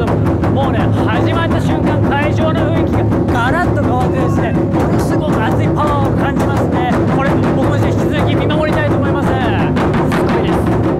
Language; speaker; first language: Japanese; native; Japanese